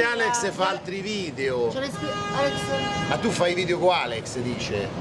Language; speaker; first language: Italian; native; Italian